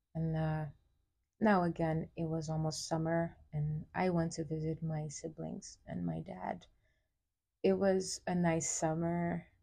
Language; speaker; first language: English; early bilingual, other home language; Wolof